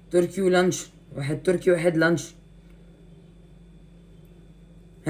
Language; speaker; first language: Arabic; native; Arabic